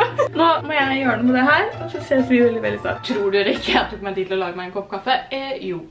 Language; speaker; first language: Norwegian; native; Norwegian